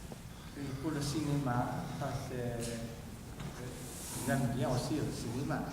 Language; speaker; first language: French; non-native, fluent; Chinese